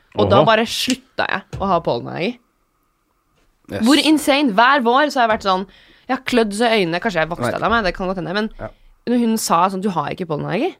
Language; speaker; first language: Norwegian; native; Norwegian